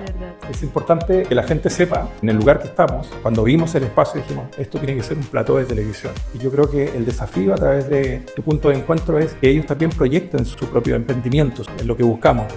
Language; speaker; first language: Spanish; native; Spanish